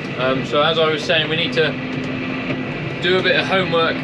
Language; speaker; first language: English; native; English